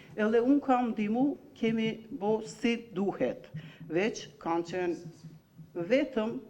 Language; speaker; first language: Albanian; non-native, local second language; Turkish